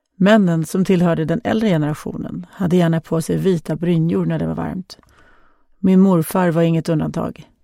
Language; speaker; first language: Swedish; non-native, fluent; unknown